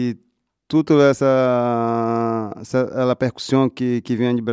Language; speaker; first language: French; non-native, learner; Portuguese